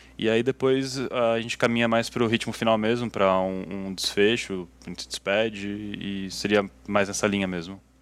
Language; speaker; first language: Portuguese; native; Portuguese